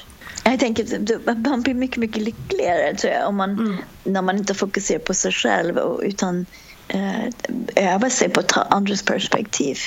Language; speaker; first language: Swedish; non-native, fluent; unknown